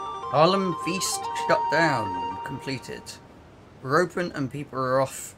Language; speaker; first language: English; native; English